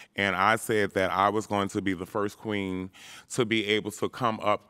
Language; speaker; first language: English; native; English